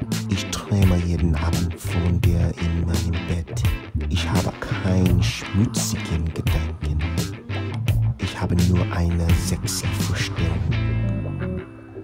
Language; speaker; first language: German; non-native, learner; English